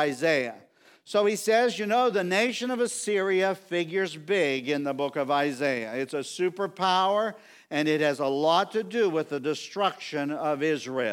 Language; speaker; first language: English; native; English